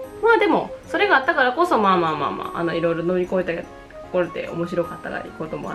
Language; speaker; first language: Japanese; native; Japanese